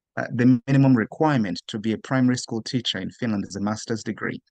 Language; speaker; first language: English; non-native, local second language; Yoruba